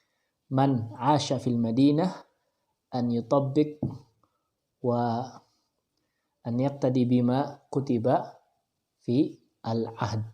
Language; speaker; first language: Arabic; non-native, fluent; Indonesian